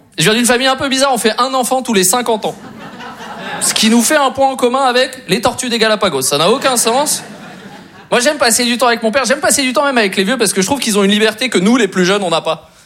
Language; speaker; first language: French; native; French